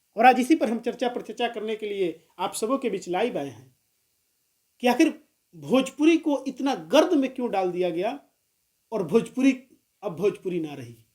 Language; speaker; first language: Hindi; non-native, local second language; Bhojpuri